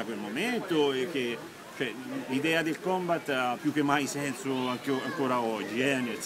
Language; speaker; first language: Italian; native; Italian